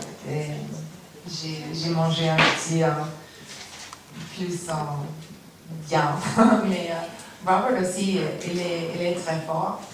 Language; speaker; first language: French; non-native, learner; English